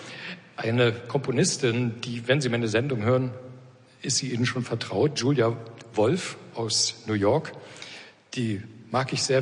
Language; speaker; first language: German; native; German